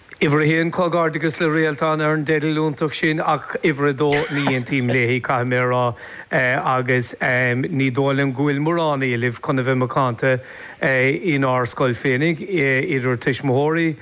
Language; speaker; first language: Irish; native; Irish